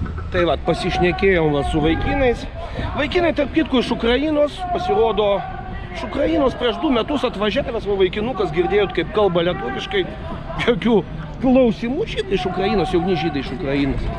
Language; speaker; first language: Lithuanian; native; Lithuanian